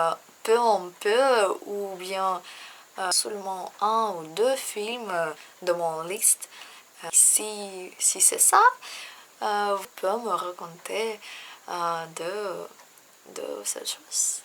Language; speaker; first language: French; non-native, learner; Russian